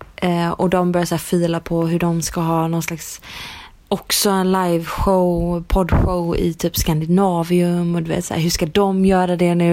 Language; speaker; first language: Swedish; native; Swedish